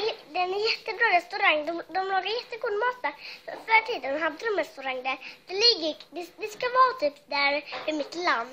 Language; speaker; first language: Swedish; early bilingual, other home language; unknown